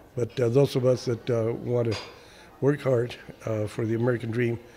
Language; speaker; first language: English; early bilingual, other home language; Spanish